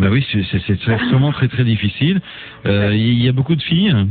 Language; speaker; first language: French; native; French